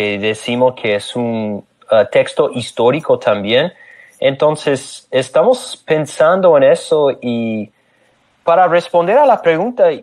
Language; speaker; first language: Spanish; non-native, fluent; English